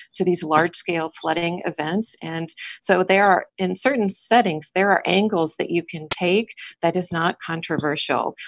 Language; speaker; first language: English; native; English